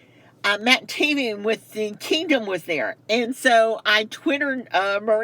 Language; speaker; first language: English; native; English